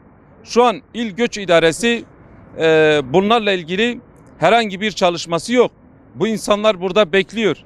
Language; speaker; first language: Turkish; non-native, local second language; Kurdish